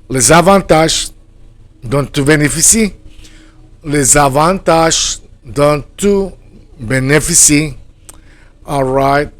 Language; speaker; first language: French; non-native, fluent; Spanish